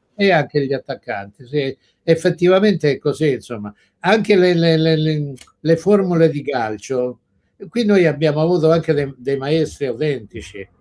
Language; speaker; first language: Italian; early bilingual, other home language; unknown